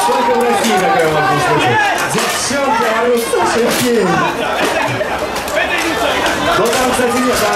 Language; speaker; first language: Russian; native; Russian